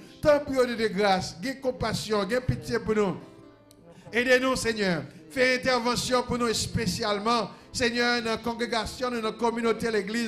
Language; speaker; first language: French; non-native, local second language; Haitian Creole